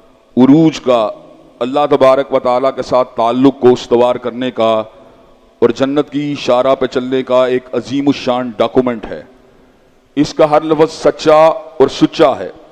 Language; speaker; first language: Urdu; native; Urdu